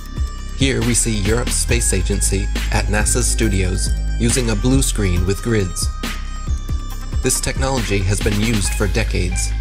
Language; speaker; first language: English; native; English